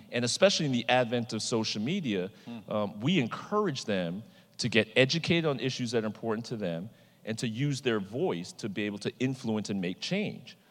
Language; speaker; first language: English; native; English